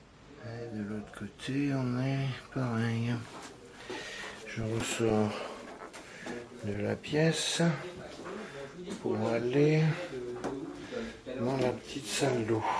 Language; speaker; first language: French; native; French